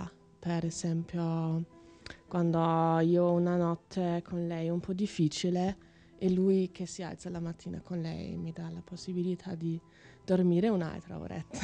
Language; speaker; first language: Italian; non-native, learner; German